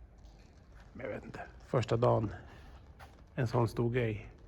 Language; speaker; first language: Swedish; native; Swedish